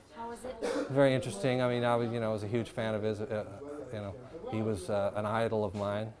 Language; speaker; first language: English; native; English